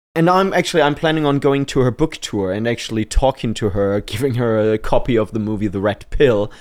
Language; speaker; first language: English; non-native, fluent; German